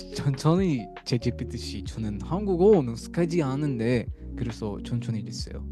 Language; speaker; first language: Korean; non-native, learner; Indonesian